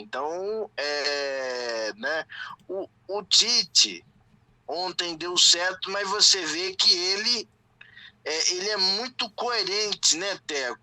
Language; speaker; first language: Portuguese; native; Portuguese